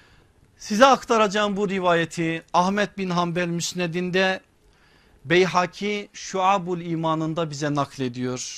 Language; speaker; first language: Turkish; native; Turkish